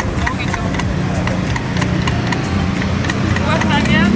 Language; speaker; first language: Indonesian; non-native, fluent; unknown